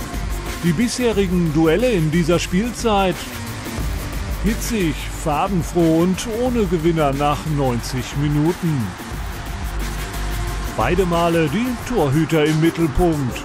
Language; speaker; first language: German; native; German